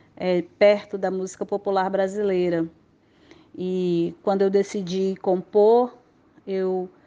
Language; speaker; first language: Portuguese; native; Portuguese